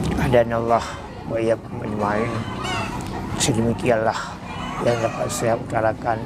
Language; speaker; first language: Malay; non-native, local second language; Achinese